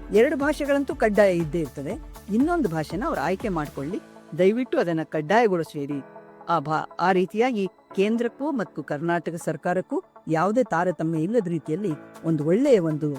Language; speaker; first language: Kannada; non-native, local second language; Lambadi